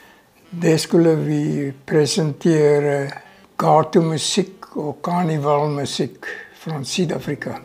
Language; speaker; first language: Swedish; non-native, fluent; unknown